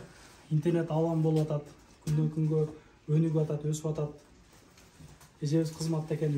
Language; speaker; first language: Kyrgyz; native; Kyrgyz